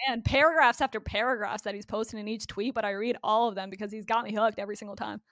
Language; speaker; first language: English; native; English